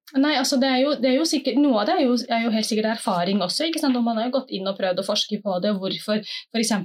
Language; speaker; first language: Norwegian; early bilingual, other home language; Somali